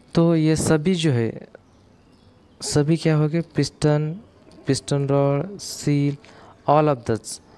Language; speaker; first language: Hindi; non-native, local second language; Marathi